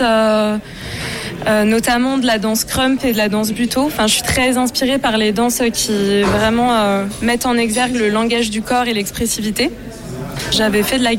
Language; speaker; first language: French; native; French